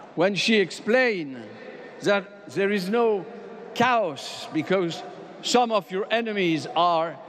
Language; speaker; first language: English; non-native, fluent; French